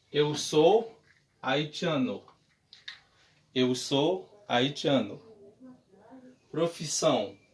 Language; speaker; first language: Portuguese; non-native, learner; Haitian Creole